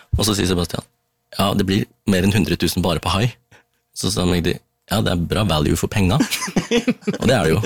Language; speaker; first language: Norwegian; early bilingual, other home language; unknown